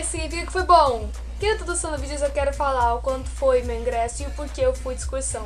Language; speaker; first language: Portuguese; native; Portuguese